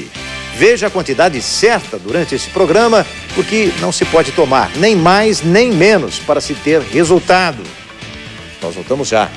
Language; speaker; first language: Portuguese; native; Portuguese